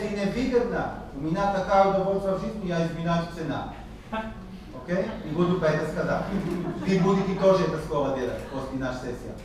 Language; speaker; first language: Russian; non-native, learner; Hebrew